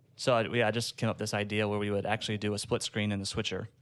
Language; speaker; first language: English; native; English